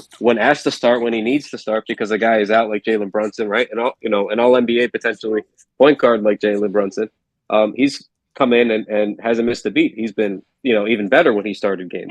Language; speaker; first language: English; native; English